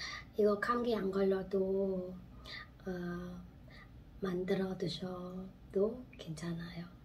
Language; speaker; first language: Korean; non-native, fluent; Khmer